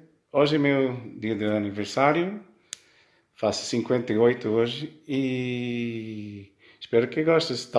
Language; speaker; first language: Portuguese; early bilingual, heritage; Portuguese